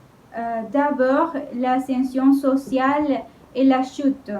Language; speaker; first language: French; non-native, learner; Spanish